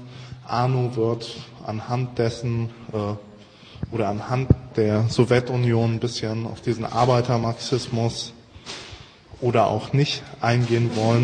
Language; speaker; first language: German; native; German